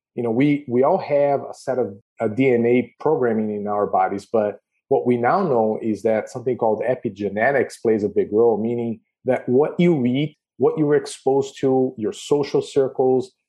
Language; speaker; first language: English; non-native, fluent; Portuguese